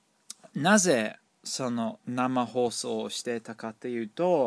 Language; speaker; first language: Japanese; non-native, fluent; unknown